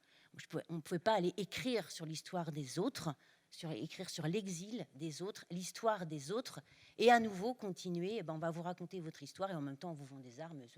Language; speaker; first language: French; native; French